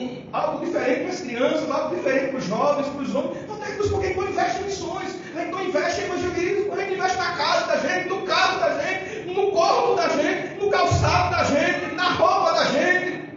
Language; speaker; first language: Portuguese; native; Portuguese